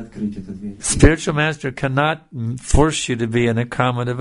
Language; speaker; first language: English; native; English